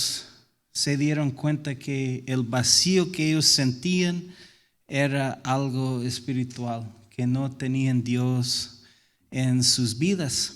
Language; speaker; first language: Spanish; non-native, fluent; English